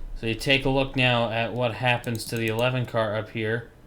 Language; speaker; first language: English; native; English